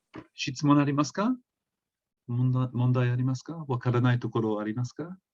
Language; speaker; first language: Japanese; non-native, fluent; English